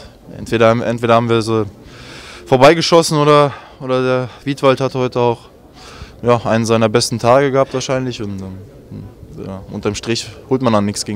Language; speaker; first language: German; native; German